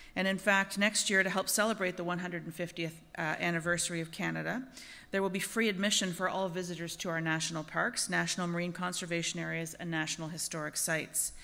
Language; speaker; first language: English; native; English